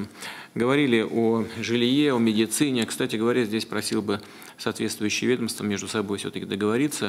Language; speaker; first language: Russian; native; Russian